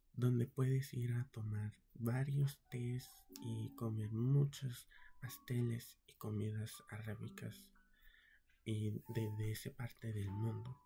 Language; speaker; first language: Spanish; early bilingual, heritage; Spanish